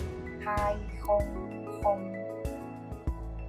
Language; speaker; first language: Vietnamese; non-native, learner; Chinese